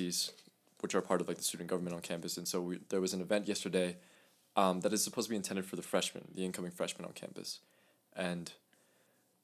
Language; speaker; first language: English; early bilingual, other home language; Spanish